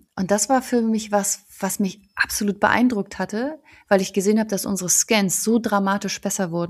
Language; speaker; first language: German; native; German